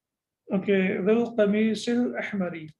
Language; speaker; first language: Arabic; non-native, fluent; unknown